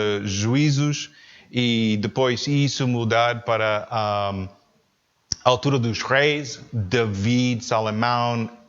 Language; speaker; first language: Portuguese; non-native, learner; English